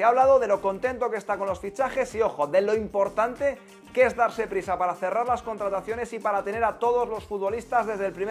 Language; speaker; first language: Spanish; native; Spanish